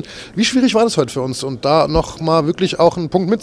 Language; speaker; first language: German; native; German